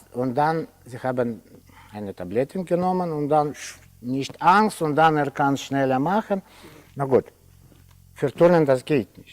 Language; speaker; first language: German; non-native, learner; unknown